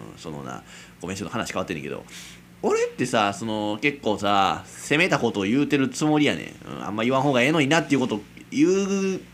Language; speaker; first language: Japanese; native; Japanese